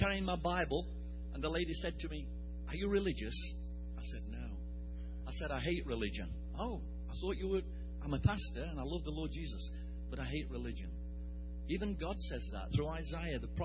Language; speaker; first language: English; native; English